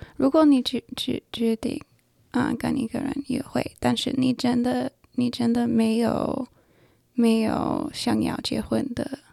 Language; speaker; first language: Chinese; non-native, learner; English